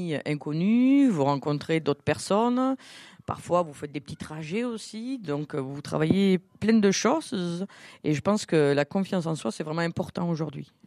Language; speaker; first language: French; native; French